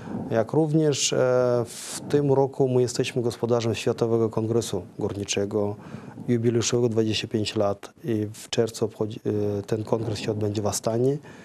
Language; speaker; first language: Polish; non-native, fluent; Kazakh